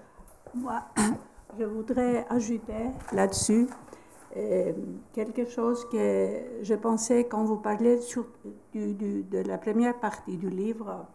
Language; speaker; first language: French; non-native, fluent; Greek